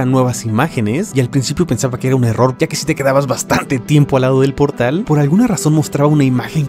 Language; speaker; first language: Spanish; native; Spanish